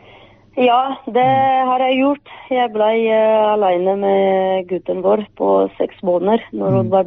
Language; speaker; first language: Norwegian; non-native, fluent; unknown